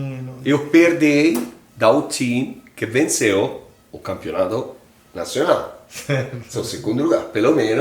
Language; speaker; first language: Portuguese; non-native, fluent; Italian